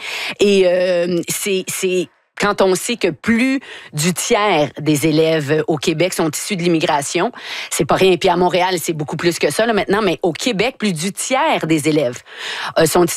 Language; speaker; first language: French; native; French